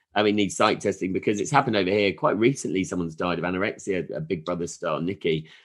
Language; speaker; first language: English; native; English